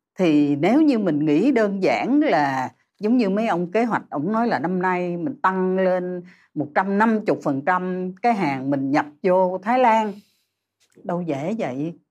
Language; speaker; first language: Vietnamese; native; Vietnamese